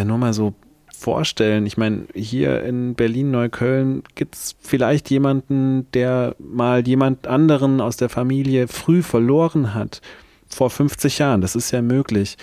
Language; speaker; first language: German; native; German